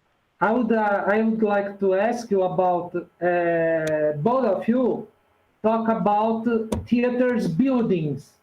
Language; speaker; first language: English; non-native, learner; Portuguese